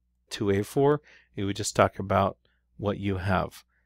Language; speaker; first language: English; native; English